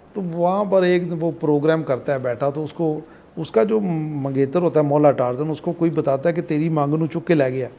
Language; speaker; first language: Urdu; non-native, local second language; Punjabi